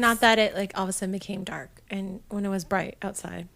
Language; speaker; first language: English; native; English